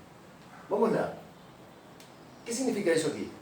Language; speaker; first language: Portuguese; non-native, fluent; Spanish